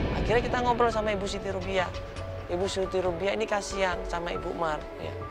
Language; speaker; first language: Indonesian; native; Indonesian